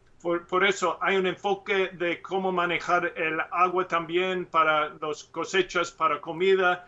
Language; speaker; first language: Spanish; non-native, learner; English